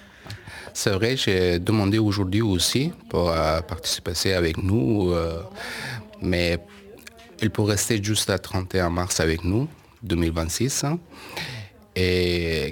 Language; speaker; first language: French; non-native, learner; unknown